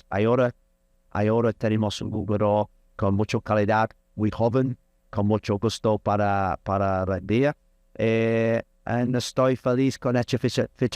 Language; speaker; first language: Spanish; non-native, learner; English